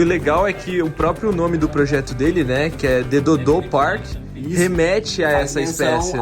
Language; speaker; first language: Portuguese; native; Portuguese